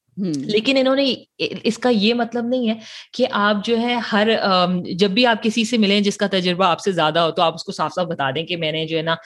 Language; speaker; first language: Urdu; native; Urdu